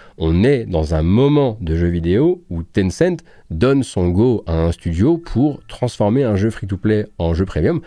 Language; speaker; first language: French; native; French